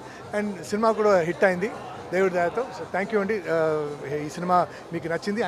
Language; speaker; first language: Telugu; non-native, fluent; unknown